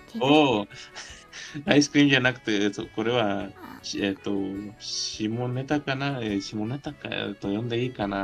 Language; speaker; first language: Japanese; non-native, fluent; Spanish